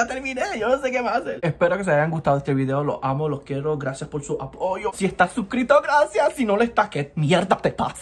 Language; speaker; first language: Spanish; early bilingual, heritage; Spanish